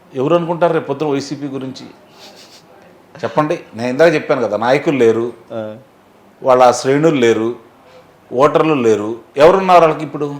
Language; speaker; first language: Telugu; native; Telugu